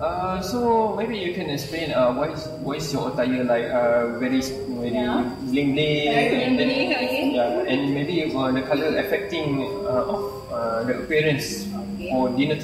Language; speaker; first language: English; non-native, learner; Malay